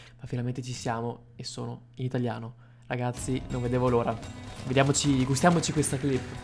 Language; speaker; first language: Italian; native; Italian